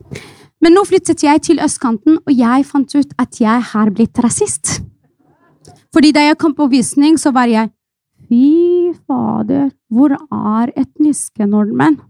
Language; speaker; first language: Norwegian; non-native, fluent; Arabic